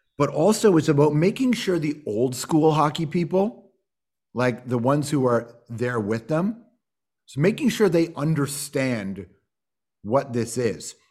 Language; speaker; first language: English; native; English